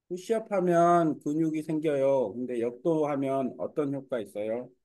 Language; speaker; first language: Korean; non-native, learner; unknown